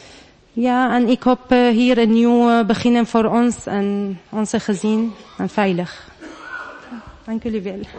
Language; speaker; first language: Dutch; non-native, learner; Arabic